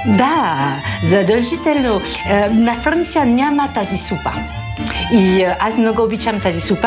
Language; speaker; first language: Bulgarian; non-native, learner; French